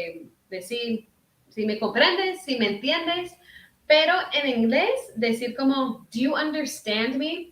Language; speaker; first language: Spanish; early bilingual, heritage; Spanish